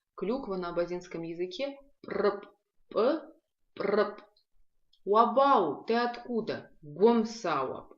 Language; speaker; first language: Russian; non-native, local second language; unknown